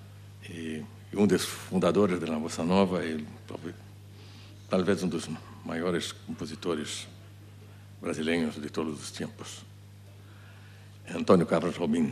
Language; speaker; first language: Portuguese; non-native, fluent; Spanish